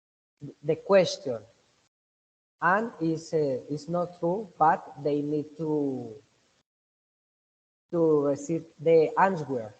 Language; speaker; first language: English; non-native, learner; Spanish